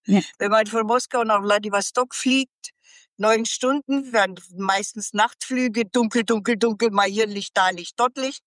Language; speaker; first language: German; native; German